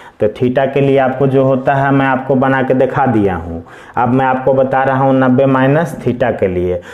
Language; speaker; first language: Hindi; native; Hindi